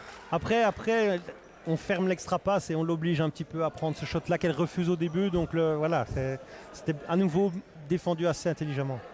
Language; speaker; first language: French; native; French